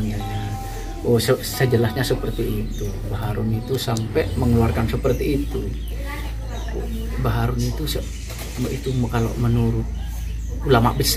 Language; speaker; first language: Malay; non-native, local second language; Javanese